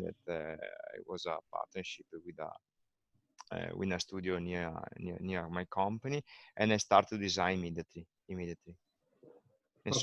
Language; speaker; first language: English; non-native, learner; Italian